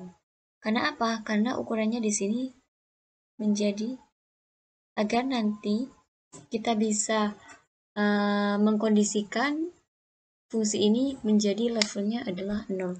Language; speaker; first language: Indonesian; native; Indonesian